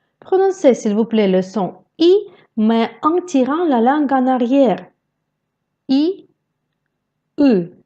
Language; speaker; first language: French; non-native, fluent; Russian